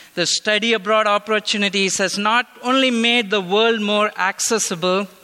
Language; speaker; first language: English; non-native, local second language; Tamil